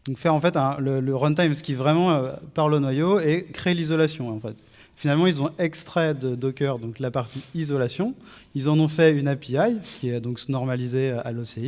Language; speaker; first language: French; native; French